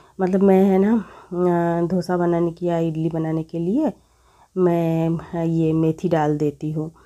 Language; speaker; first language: Hindi; non-native, local second language; Bangla